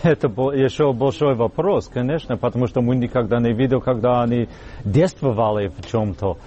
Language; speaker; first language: Russian; non-native, fluent; English